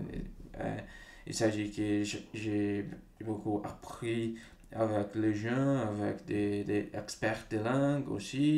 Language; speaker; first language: French; non-native, fluent; Portuguese